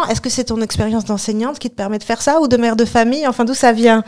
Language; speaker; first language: French; native; French